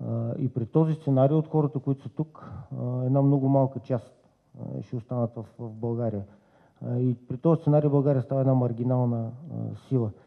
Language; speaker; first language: Bulgarian; native; Bulgarian